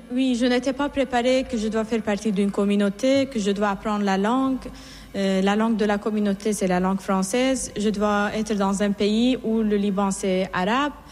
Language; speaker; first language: French; non-native, fluent; Persian